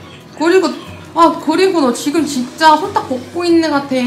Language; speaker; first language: Korean; native; Korean